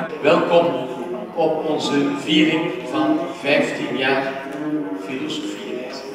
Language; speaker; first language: Dutch; native; Dutch